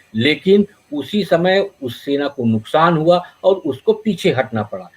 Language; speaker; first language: Hindi; native; Hindi